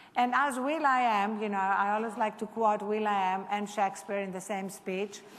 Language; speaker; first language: English; non-native, fluent; Greek